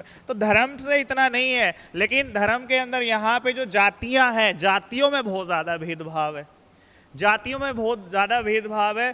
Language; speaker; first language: Hindi; native; Hindi